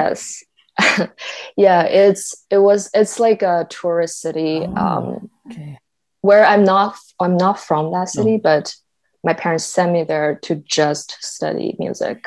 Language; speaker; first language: English; non-native, fluent; Chinese